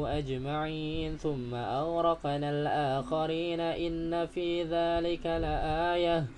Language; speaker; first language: Arabic; non-native, learner; Indonesian